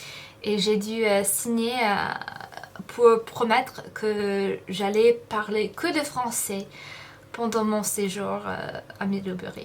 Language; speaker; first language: French; non-native, fluent; English